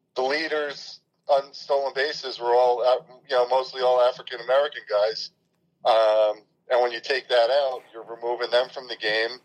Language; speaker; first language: English; native; English